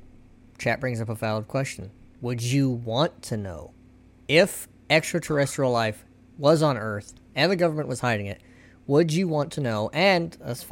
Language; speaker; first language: English; native; English